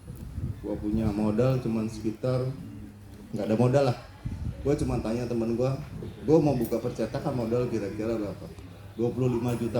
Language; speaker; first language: Indonesian; native; Indonesian